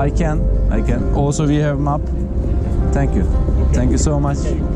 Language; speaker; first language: English; non-native, learner; Turkish